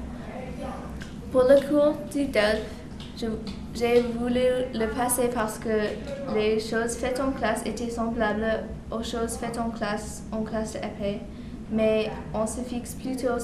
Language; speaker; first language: French; non-native, fluent; English